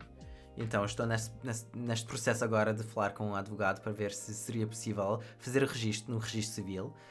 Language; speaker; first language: Portuguese; non-native, fluent; English